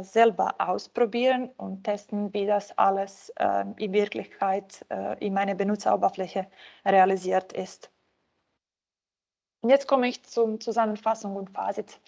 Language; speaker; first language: German; non-native, fluent; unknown